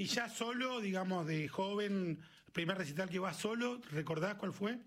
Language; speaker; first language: Spanish; native; Spanish